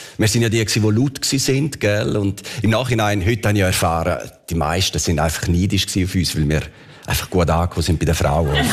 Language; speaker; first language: German; early bilingual, other home language; Italian